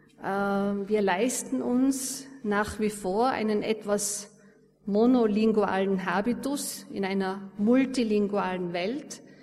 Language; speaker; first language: German; native; German